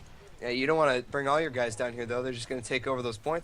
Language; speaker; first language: English; native; English